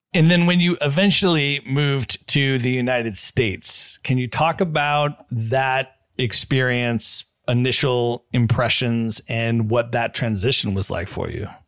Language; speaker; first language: English; native; English